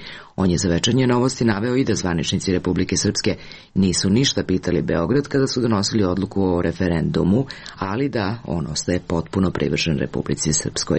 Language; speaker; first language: Serbian; native; Serbian